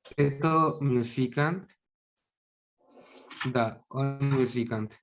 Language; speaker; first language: Russian; non-native, learner; Spanish